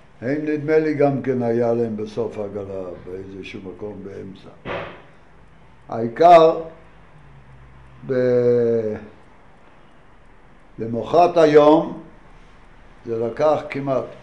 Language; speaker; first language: Hebrew; non-native, fluent; Yiddish